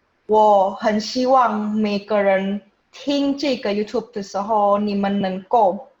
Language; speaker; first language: Chinese; non-native, fluent; Indonesian